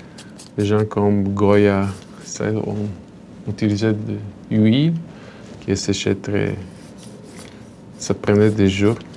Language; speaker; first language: French; non-native, fluent; Bulgarian